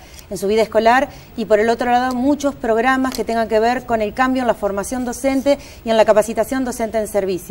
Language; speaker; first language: Spanish; native; Spanish